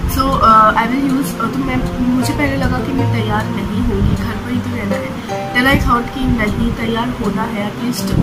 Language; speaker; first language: Hindi; non-native, local second language; Bangla